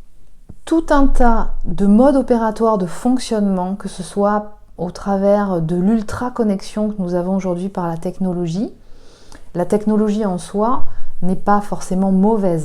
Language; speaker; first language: French; native; French